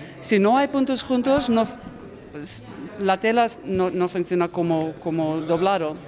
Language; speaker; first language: Spanish; non-native, learner; English